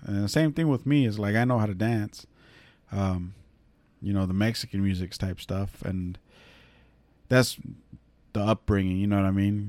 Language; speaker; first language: English; early bilingual, other home language; Spanish